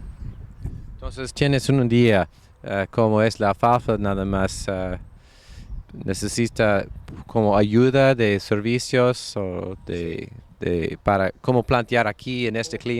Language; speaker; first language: Spanish; non-native, learner; English